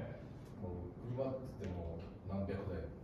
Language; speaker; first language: Japanese; non-native, fluent; Portuguese